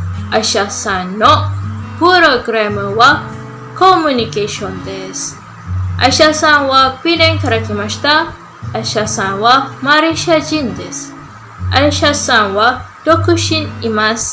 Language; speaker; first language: Japanese; non-native, learner; Malay